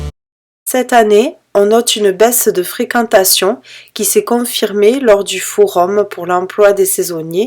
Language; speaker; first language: French; native; French